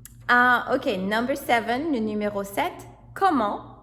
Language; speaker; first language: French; non-native, fluent; English